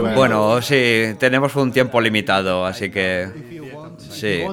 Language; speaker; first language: Spanish; non-native, fluent; Dutch